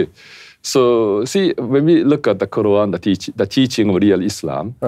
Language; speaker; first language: English; non-native, fluent; Japanese